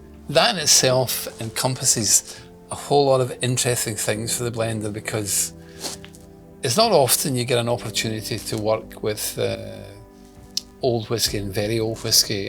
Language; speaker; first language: English; native; English